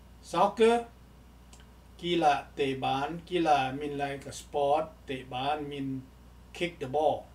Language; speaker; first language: English; non-native, fluent; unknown